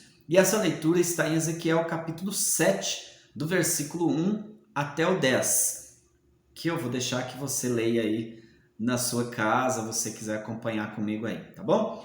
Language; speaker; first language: Portuguese; native; Portuguese